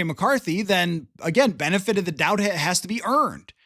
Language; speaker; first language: English; native; English